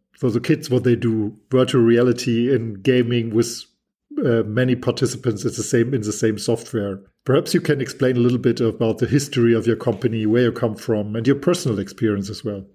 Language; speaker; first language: English; non-native, fluent; German